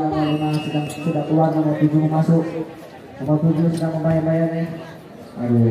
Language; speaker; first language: Malay; native; Malay